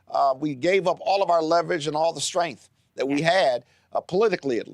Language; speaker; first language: English; native; English